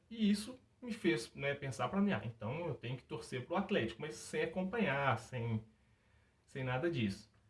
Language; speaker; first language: Portuguese; native; Portuguese